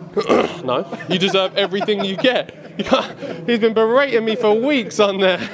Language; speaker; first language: English; native; English